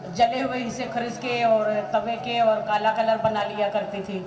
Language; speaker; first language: Hindi; non-native, fluent; Bhili